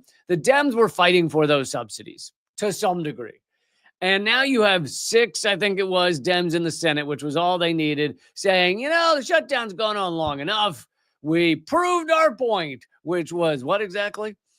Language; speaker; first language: English; native; English